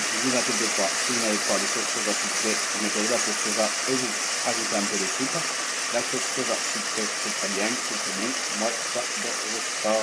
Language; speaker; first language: French; native; French